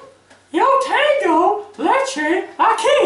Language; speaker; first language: Spanish; non-native, learner; English